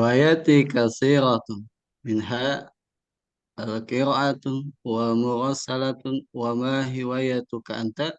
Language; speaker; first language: Arabic; non-native, learner; Indonesian